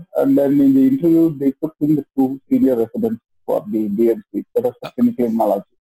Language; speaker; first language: English; non-native, local second language; Kannada